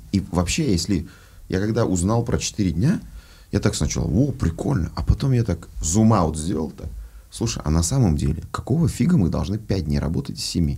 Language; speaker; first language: Russian; non-native, local second language; Uzbek